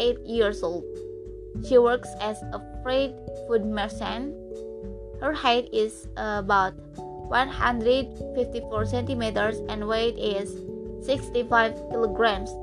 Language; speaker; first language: English; non-native, learner; Indonesian